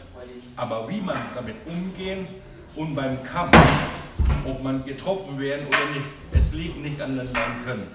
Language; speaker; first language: German; non-native, learner; Thai